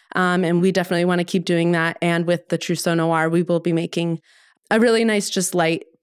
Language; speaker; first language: English; native; English